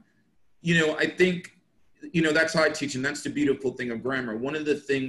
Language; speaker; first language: English; native; English